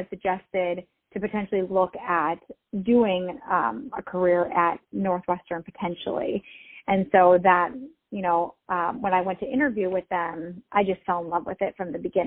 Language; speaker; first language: English; native; English